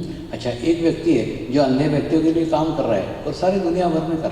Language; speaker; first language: Hindi; native; Hindi